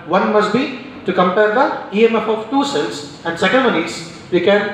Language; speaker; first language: English; non-native, local second language; Kannada